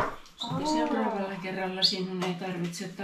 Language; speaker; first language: Finnish; native; Finnish